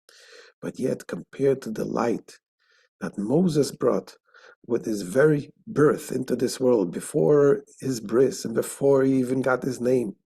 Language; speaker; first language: English; non-native, fluent; Hebrew